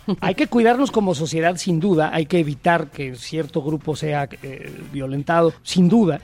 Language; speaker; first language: Spanish; native; Spanish